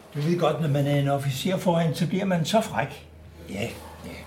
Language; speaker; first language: Danish; native; Danish